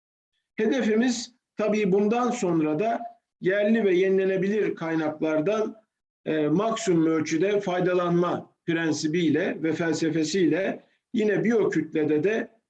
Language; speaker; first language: Turkish; native; Turkish